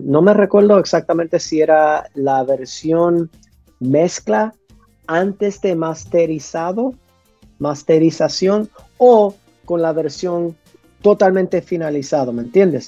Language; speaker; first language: Spanish; early bilingual, heritage; English